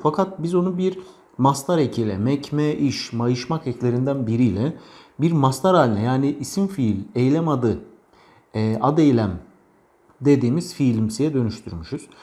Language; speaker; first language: Turkish; native; Turkish